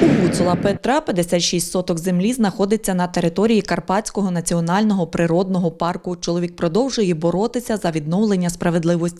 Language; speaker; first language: Ukrainian; native; Ukrainian